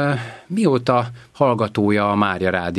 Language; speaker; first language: Hungarian; native; Hungarian